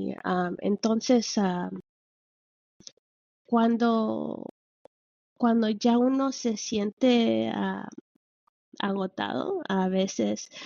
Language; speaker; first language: Spanish; early bilingual, heritage; Spanish